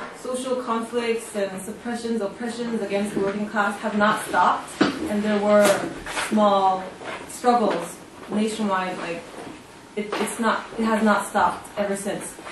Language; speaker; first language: English; non-native, fluent; Korean